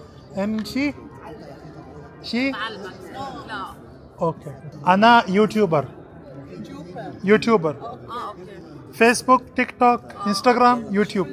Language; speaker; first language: Arabic; non-native, learner; Urdu